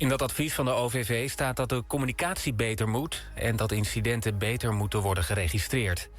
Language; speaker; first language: Dutch; native; Dutch